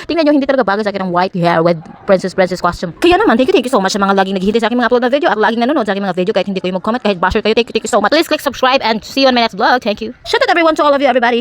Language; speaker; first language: Filipino; non-native, local second language; Cebuano